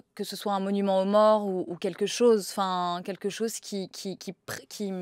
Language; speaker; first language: French; native; French